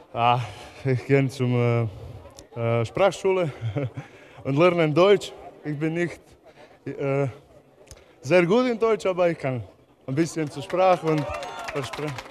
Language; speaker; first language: German; non-native, learner; Croatian